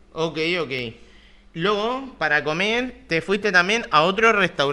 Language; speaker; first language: Spanish; native; Spanish